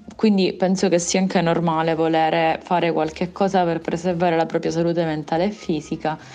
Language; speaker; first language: Italian; native; Italian